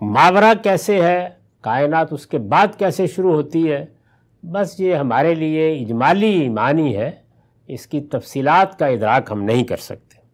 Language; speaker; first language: Urdu; non-native, local second language; Punjabi